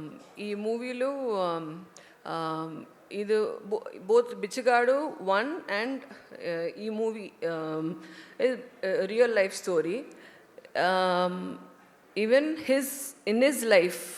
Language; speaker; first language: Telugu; non-native, learner; Tamil